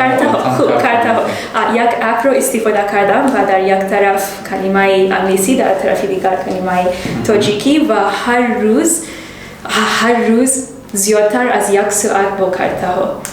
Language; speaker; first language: Persian; non-native, learner; English